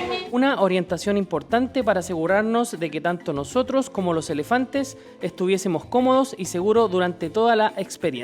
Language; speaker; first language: Spanish; native; Spanish